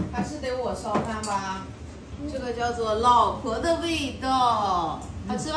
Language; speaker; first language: Chinese; native; Chinese